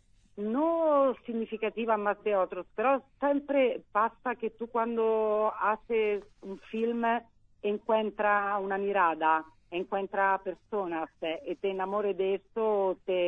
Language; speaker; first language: Spanish; non-native, learner; Italian